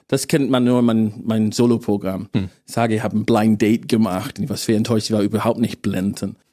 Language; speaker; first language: German; non-native, fluent; English